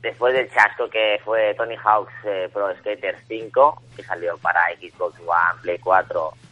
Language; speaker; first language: Spanish; non-native, local second language; Catalan